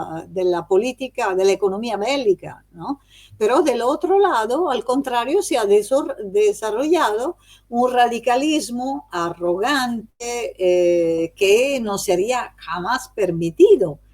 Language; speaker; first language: Spanish; non-native, fluent; Italian